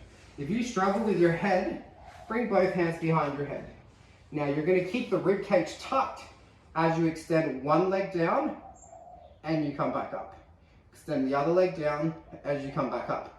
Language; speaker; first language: English; native; English